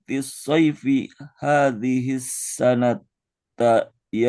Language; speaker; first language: Arabic; non-native, learner; Indonesian